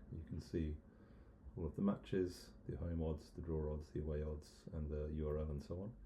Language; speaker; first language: English; native; English